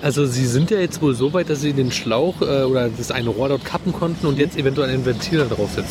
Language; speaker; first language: German; native; German